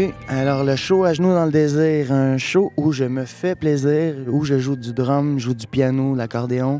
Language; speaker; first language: French; native; French